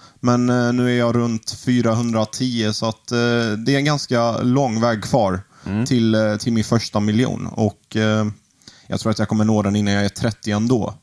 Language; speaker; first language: Swedish; early bilingual, other home language; Arabic